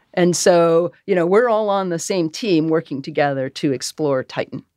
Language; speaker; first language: English; native; English